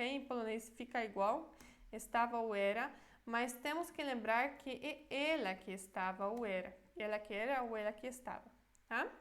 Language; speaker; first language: Portuguese; non-native, fluent; Polish